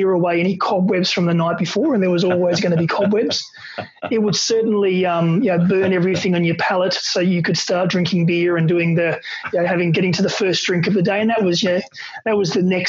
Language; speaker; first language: English; native; English